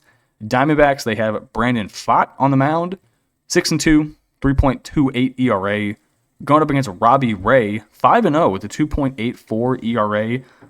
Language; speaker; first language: English; native; English